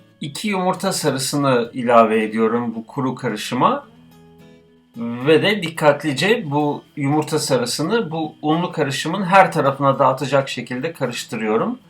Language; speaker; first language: Turkish; native; Turkish